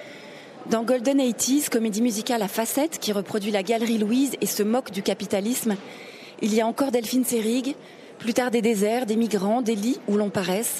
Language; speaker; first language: French; native; French